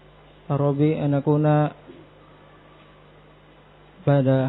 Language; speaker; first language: Arabic; non-native, learner; Indonesian